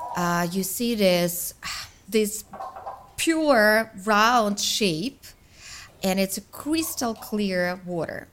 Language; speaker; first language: English; non-native, fluent; Russian